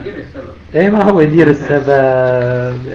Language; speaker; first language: German; non-native, fluent; Arabic